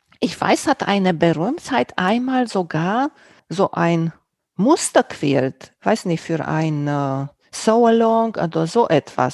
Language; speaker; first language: German; non-native, fluent; Romanian